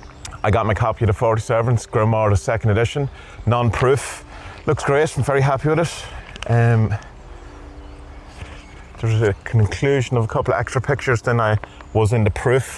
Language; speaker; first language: English; native; English